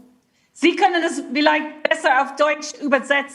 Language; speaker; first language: German; non-native, fluent; English